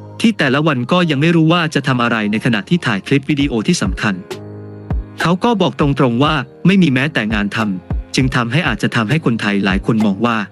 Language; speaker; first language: Thai; native; Thai